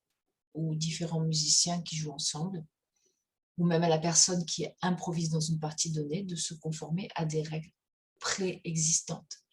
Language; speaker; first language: French; native; French